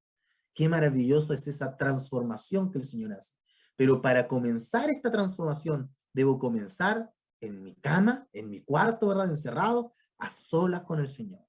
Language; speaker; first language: Spanish; native; Spanish